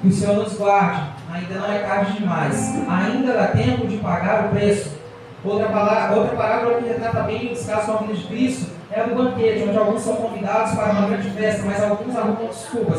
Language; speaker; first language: Portuguese; native; Portuguese